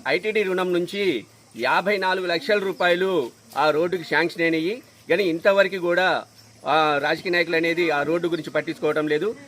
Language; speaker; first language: Telugu; non-native, local second language; Lambadi